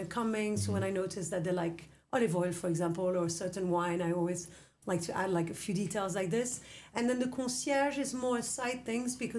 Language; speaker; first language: English; native; English